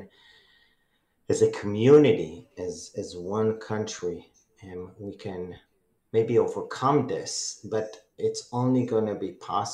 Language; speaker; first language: English; non-native, fluent; Hebrew